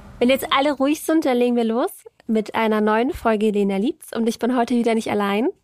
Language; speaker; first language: German; native; German